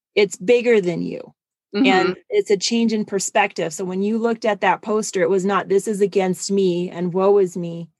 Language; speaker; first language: English; non-native, fluent; German